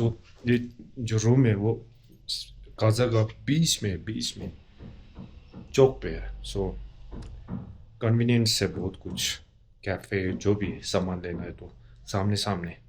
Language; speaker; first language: Hindi; non-native, local second language; Tibetan